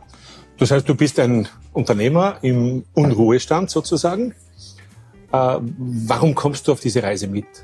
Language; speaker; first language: German; native; German